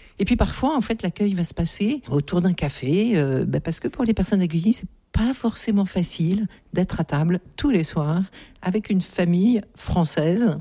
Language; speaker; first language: French; native; French